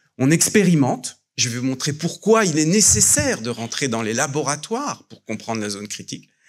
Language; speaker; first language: French; native; French